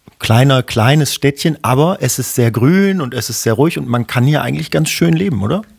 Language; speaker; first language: German; native; German